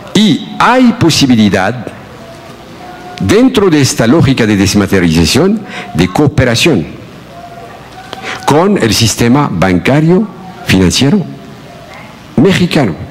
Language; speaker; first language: Spanish; non-native, fluent; Arabic